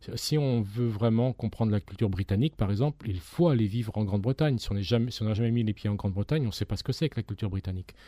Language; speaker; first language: French; native; French